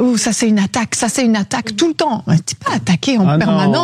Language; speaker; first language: French; native; French